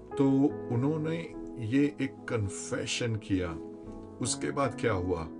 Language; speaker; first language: Hindi; non-native, local second language; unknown